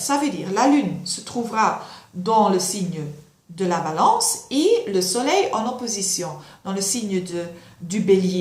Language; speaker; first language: French; non-native, local second language; Dutch